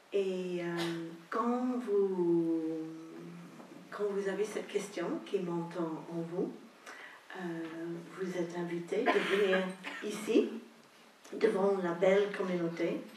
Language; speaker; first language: French; non-native, fluent; English